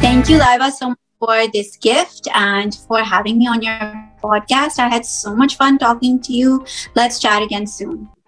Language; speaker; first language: English; early bilingual, other home language; Hindi